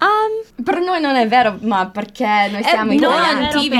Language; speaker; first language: Italian; non-native, learner; English